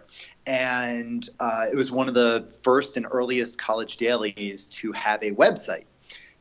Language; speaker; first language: English; native; English